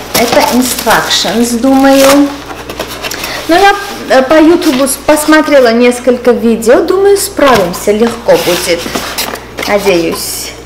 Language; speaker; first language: Russian; non-native, local second language; Armenian